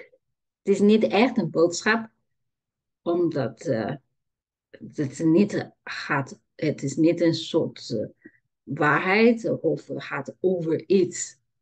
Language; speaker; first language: Dutch; non-native, learner; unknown